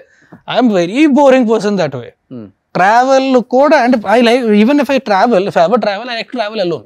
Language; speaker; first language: Telugu; native; Telugu